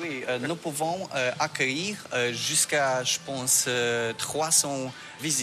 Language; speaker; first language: French; non-native, learner; Polish